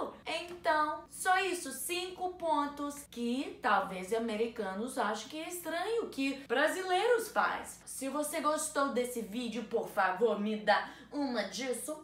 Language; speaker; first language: Portuguese; non-native, learner; English